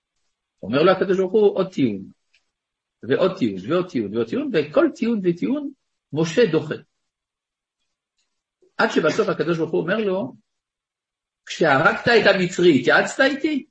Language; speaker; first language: Hebrew; non-native, fluent; French